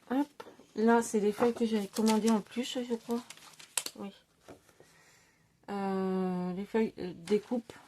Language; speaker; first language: French; native; French